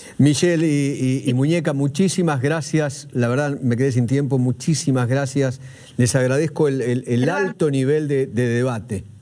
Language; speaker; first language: Spanish; native; Spanish